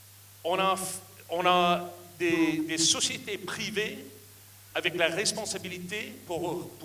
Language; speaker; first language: French; non-native, fluent; English